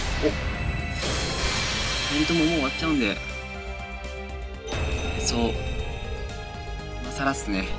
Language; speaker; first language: Japanese; native; Japanese